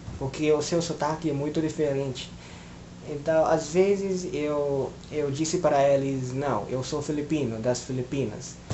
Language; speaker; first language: Portuguese; non-native, fluent; Filipino